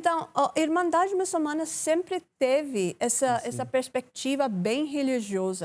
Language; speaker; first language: Portuguese; non-native, learner; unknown